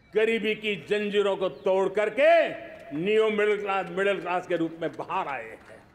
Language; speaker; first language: Hindi; non-native, local second language; Gujarati